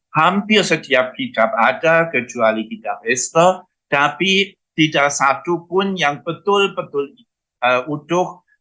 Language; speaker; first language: Indonesian; non-native, fluent; German